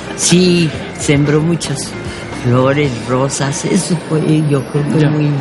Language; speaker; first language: Spanish; early bilingual, other home language; French